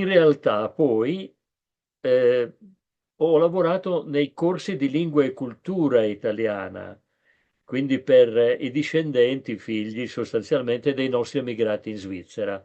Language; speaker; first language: Italian; native; Italian